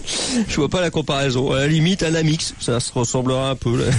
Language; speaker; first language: French; native; French